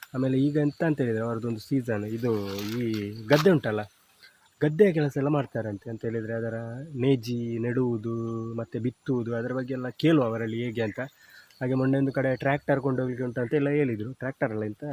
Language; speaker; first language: Kannada; non-native, local second language; Tulu